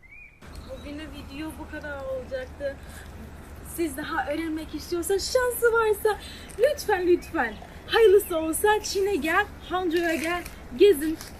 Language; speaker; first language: Turkish; non-native, learner; Chinese